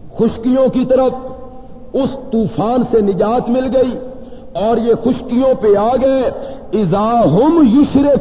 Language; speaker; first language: Urdu; non-native, local second language; Punjabi